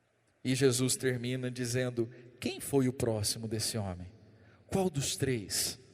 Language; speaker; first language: Portuguese; native; Portuguese